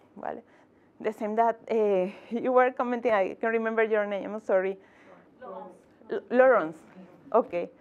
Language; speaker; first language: English; non-native, fluent; Spanish